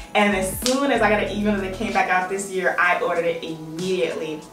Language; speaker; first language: English; native; English